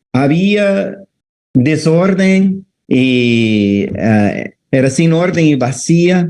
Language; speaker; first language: Spanish; non-native, fluent; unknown